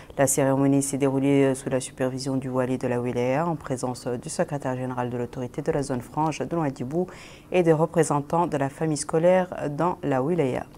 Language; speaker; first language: French; non-native, local second language; Arabic